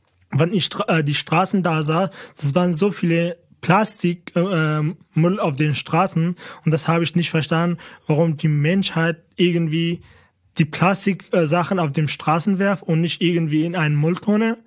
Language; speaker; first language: German; non-native, fluent; Kurdish